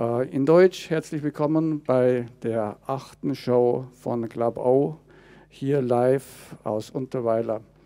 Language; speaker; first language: German; native; German